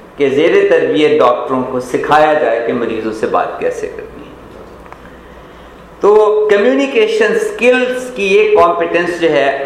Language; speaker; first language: Urdu; non-native, local second language; Punjabi